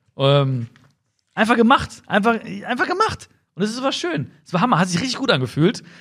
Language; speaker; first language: German; native; German